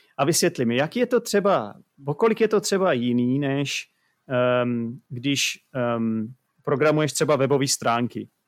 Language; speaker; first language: Czech; native; Czech